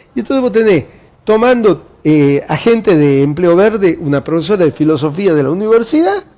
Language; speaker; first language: Spanish; native; Spanish